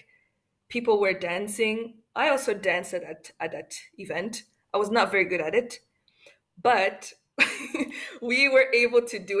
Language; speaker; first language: English; non-native, local second language; Kinyarwanda